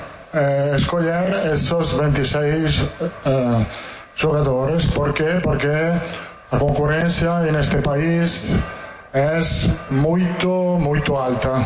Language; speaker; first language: Portuguese; non-native, fluent; Italian